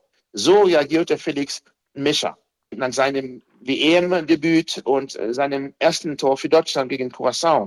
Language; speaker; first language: German; non-native, fluent; Haitian Creole